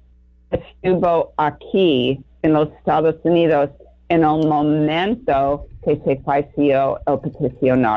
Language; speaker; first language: Spanish; non-native, learner; English